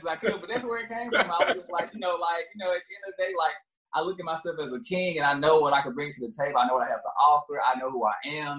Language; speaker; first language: English; native; English